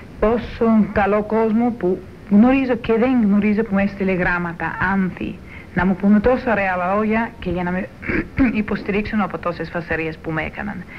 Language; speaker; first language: Greek; early bilingual, heritage; Greek